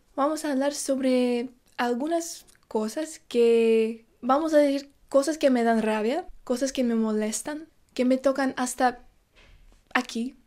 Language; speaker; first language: Spanish; non-native, fluent; Russian